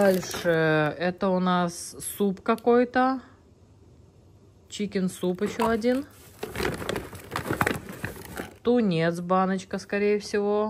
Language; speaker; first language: Russian; native; Russian